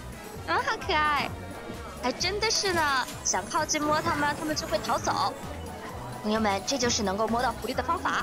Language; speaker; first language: Chinese; native; Chinese